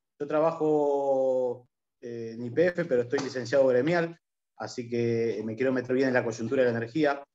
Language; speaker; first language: Spanish; native; Spanish